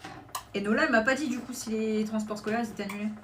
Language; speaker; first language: French; native; French